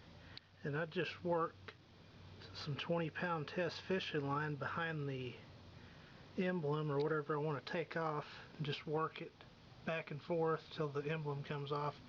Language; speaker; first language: English; native; English